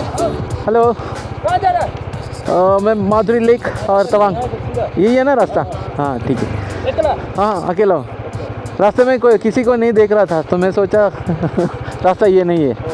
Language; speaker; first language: Hindi; non-native, local second language; Malayalam